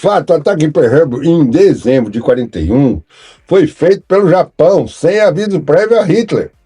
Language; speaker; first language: Portuguese; native; Portuguese